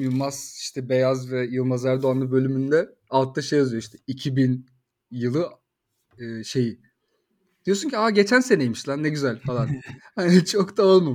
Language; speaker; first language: Turkish; native; Turkish